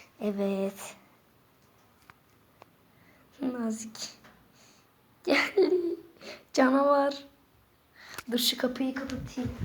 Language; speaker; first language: Turkish; native; Turkish